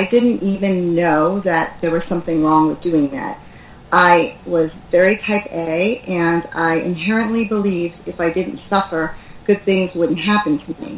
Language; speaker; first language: English; native; English